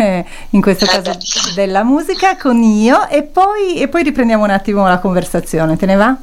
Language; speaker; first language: Italian; native; Italian